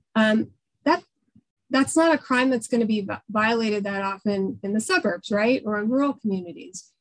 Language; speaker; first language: English; native; English